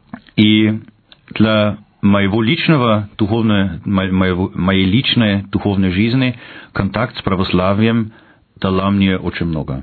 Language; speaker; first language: Russian; non-native, fluent; German